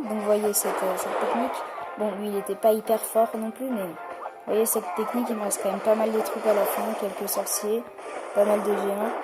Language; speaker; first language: French; native; French